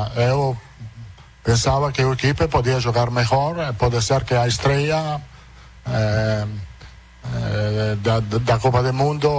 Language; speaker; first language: Portuguese; non-native, fluent; Italian